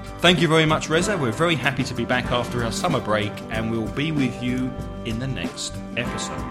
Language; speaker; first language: English; native; English